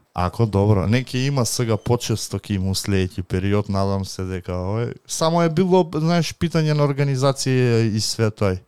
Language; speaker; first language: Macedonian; native; Macedonian